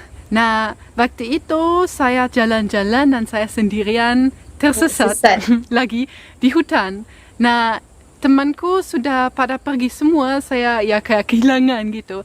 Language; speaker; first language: Indonesian; non-native, fluent; German